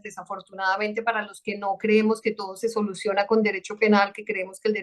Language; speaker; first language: Spanish; native; Spanish